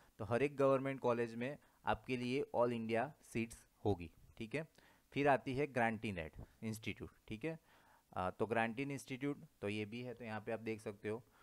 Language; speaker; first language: Hindi; non-native, local second language; Gujarati